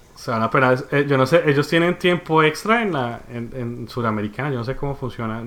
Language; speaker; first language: Spanish; native; Spanish